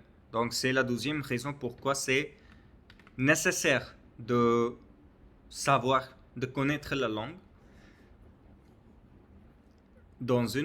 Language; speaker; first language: French; non-native, learner; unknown